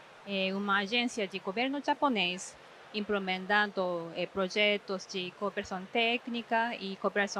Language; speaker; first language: Portuguese; non-native, fluent; Japanese